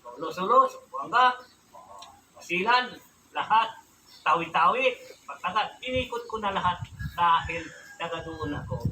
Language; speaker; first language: Filipino; non-native, local second language; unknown